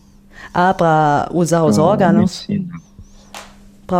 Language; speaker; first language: Portuguese; non-native, fluent; German